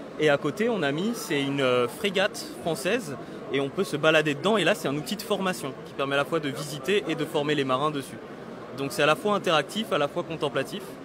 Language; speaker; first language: French; native; French